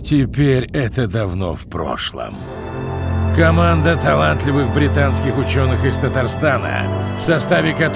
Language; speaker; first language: Russian; native; Russian